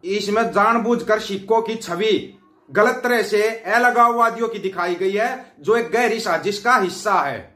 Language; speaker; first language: Hindi; native; Hindi